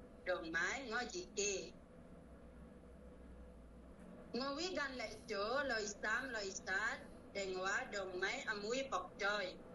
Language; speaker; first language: Cantonese; non-native, learner; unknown